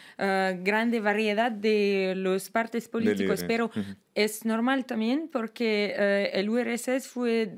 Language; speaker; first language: Spanish; non-native, fluent; Russian